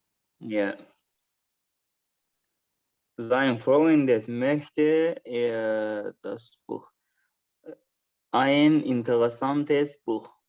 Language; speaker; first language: German; non-native, learner; Azerbaijani